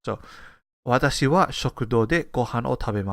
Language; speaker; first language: Japanese; non-native, fluent; English